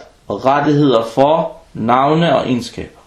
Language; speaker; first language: Danish; early bilingual, other home language; Arabic